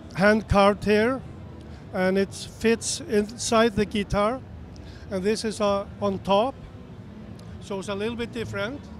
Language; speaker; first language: English; non-native, learner; Icelandic